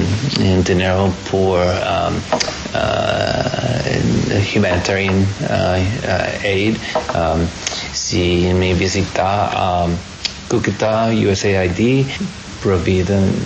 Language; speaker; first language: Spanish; non-native, learner; English